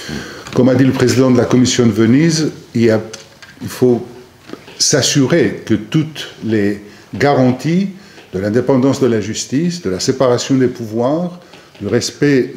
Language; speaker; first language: French; non-native, fluent; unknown